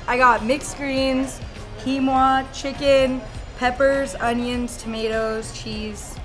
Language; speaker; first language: English; native; English